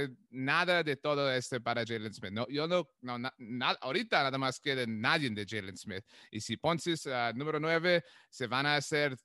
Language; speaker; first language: Spanish; non-native, learner; English